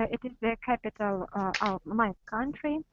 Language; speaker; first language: English; non-native, learner; Russian